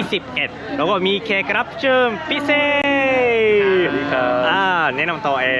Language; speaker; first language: Thai; non-native, fluent; Japanese